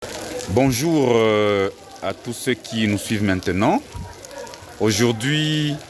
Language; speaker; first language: French; non-native, local second language; Swahili